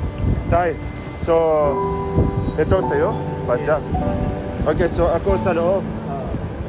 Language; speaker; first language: Filipino; non-native, learner; Arabic